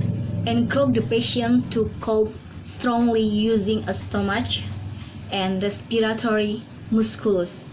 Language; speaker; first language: English; non-native, learner; Indonesian